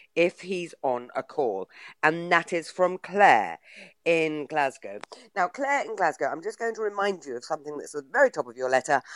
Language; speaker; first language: English; native; English